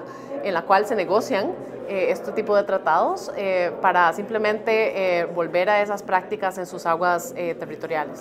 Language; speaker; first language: Spanish; native; Spanish